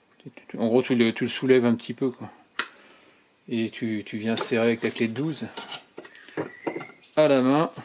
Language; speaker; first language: French; native; French